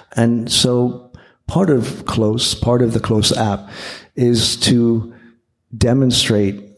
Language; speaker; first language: English; native; English